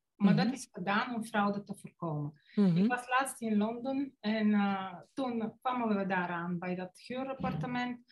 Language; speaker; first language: Dutch; non-native, fluent; Bulgarian